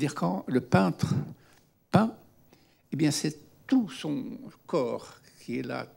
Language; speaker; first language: French; non-native, local second language; Arabic